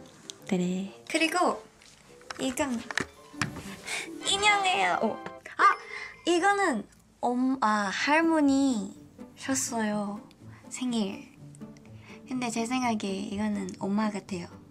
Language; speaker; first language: Korean; non-native, learner; Thai